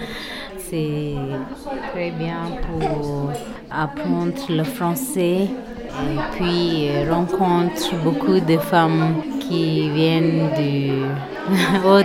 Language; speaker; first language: French; non-native, learner; Tibetan